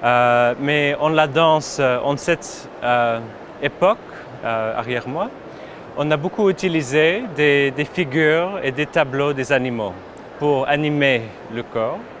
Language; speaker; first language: French; non-native, fluent; English